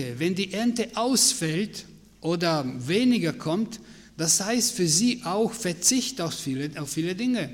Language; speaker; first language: German; non-native, fluent; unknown